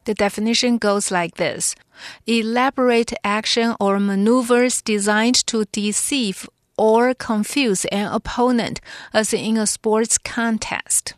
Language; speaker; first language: English; non-native, fluent; Chinese